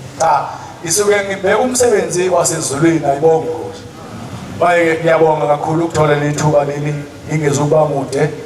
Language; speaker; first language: Zulu; native; Zulu